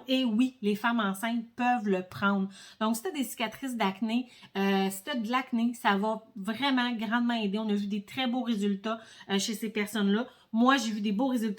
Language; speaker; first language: French; native; French